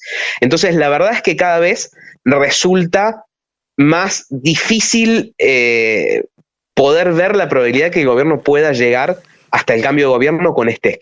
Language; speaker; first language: Spanish; native; Spanish